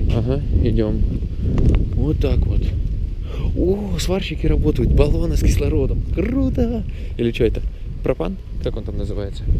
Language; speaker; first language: Russian; early bilingual, heritage; Russian